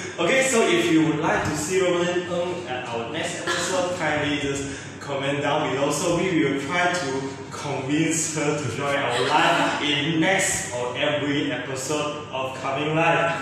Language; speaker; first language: English; non-native, local second language; Chinese